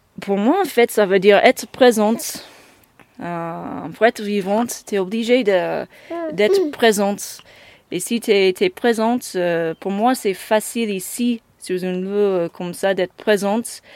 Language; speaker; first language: French; non-native, fluent; English